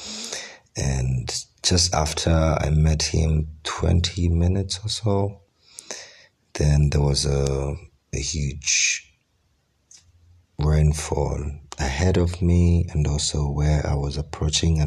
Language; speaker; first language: English; non-native, local second language; Ganda